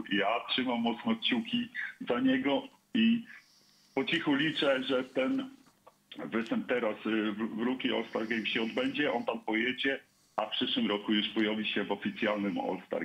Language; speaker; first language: Polish; native; Polish